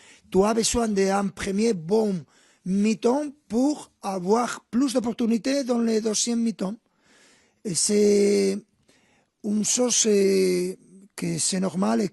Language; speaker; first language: French; non-native, fluent; Spanish